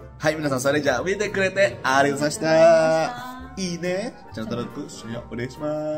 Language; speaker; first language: Japanese; non-native, fluent; Indonesian